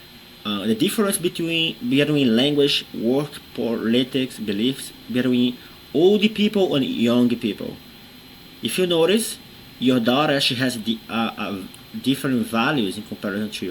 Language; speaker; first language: English; non-native, fluent; Portuguese